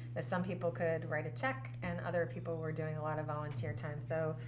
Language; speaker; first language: English; native; English